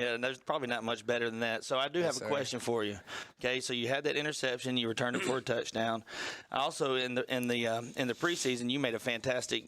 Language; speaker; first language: English; native; English